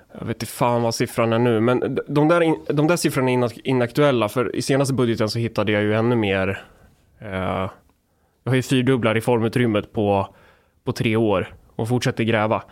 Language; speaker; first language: Swedish; native; Swedish